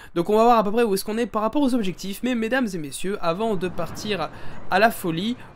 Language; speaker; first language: French; native; French